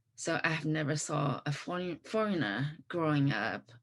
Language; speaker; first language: English; non-native, fluent; Chinese